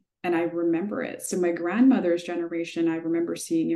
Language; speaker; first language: English; native; English